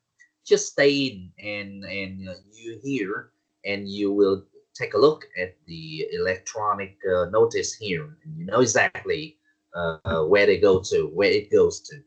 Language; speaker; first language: English; non-native, learner; Vietnamese